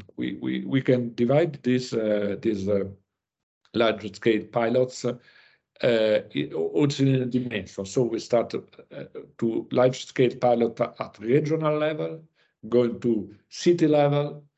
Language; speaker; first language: English; non-native, learner; Italian